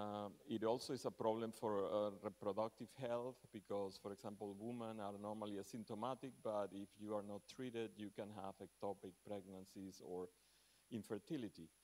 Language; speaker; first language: English; non-native, fluent; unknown